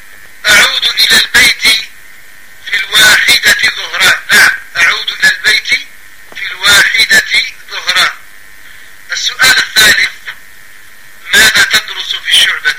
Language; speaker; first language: Arabic; non-native, fluent; French